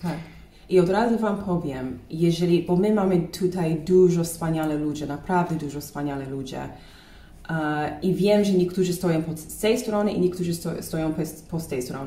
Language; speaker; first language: Polish; non-native, learner; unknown